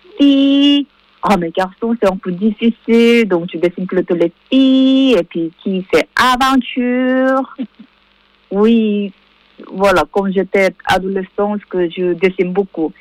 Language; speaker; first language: French; non-native, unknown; Korean